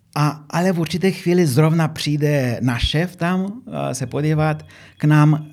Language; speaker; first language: Czech; non-native, fluent; Romanian